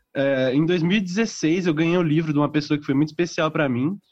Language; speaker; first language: Portuguese; native; Portuguese